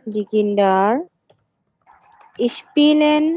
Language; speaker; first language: German; non-native, learner; Bangla